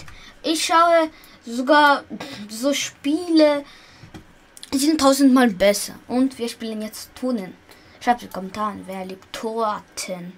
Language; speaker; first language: German; early bilingual, other home language; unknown